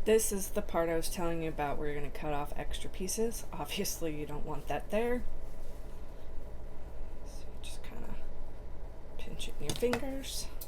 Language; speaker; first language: English; native; English